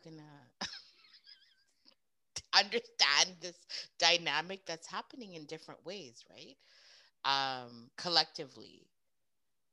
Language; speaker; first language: English; native; English